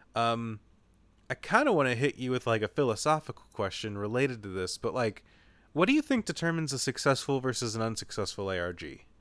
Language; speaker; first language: English; native; English